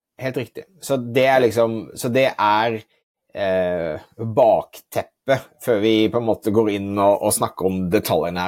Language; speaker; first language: Norwegian; native; Norwegian